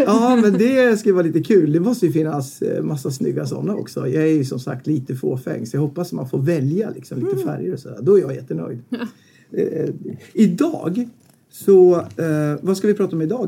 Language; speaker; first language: Swedish; native; Swedish